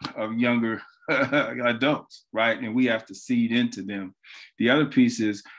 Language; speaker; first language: English; native; English